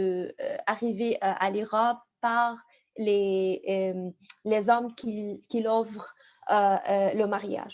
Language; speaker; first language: French; non-native, fluent; Arabic